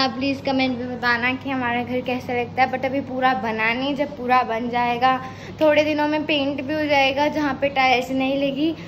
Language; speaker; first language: Hindi; non-native, local second language; Punjabi